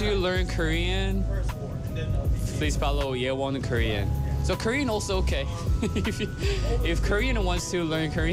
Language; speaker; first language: English; non-native, learner; Korean